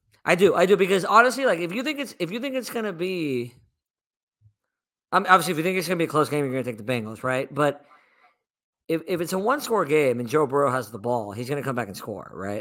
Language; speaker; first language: English; native; English